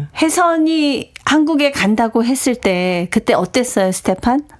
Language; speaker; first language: Korean; native; Korean